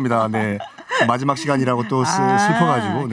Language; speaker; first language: Korean; native; Korean